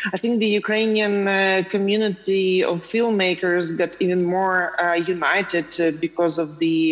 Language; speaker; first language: English; non-native, fluent; Ukrainian